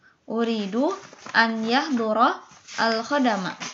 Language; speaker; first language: Arabic; non-native, fluent; Indonesian